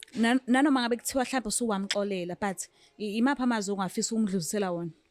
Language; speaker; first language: Zulu; native; Zulu